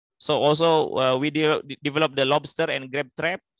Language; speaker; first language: English; non-native, learner; Indonesian